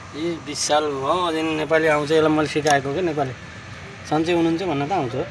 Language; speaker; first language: Nepali; native; Nepali